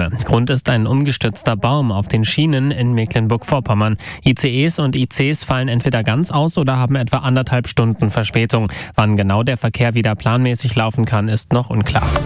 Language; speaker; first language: German; native; German